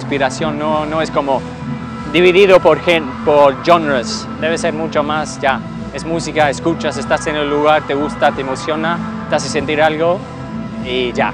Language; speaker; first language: Spanish; non-native, fluent; English